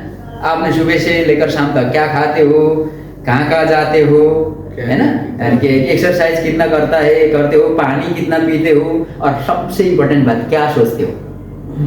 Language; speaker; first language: Hindi; non-native, local second language; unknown